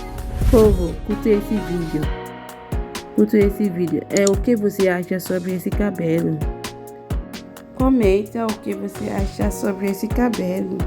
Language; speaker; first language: Portuguese; non-native, learner; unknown